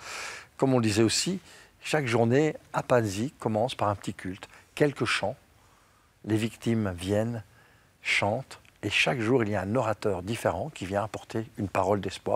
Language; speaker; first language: French; native; French